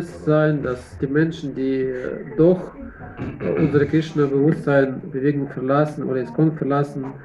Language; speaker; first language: German; non-native, fluent; Russian